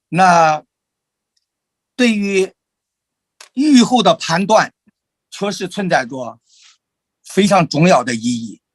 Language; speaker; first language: Chinese; native; Chinese